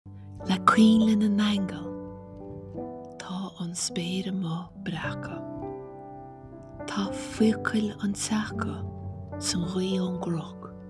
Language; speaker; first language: Irish; native; Irish